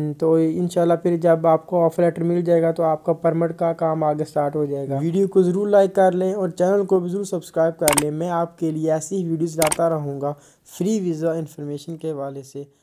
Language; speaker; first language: Urdu; non-native, local second language; Punjabi